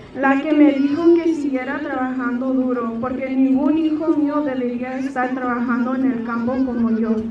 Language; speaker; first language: Spanish; early bilingual, heritage; Spanish